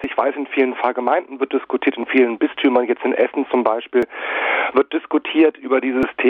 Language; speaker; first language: German; native; German